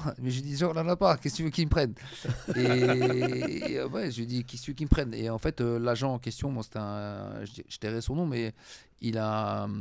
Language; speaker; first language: French; native; French